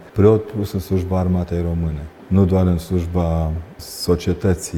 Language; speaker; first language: Romanian; native; Romanian